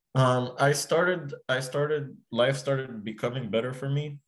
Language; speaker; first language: English; early bilingual, other home language; Arabic